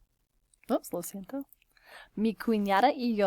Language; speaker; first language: Spanish; non-native, fluent; English